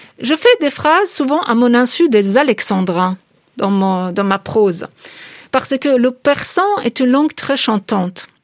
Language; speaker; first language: French; non-native, fluent; Persian